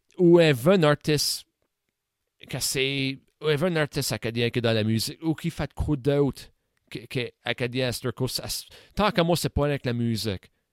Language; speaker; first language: French; native; French